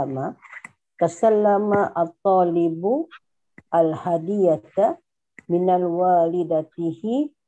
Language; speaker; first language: Arabic; non-native, learner; Malay